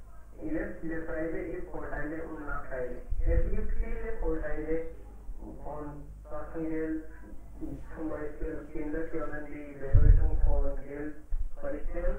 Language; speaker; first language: German; non-native, learner; Hindi